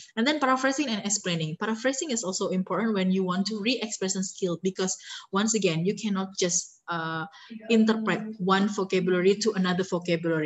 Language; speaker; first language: English; non-native, fluent; Indonesian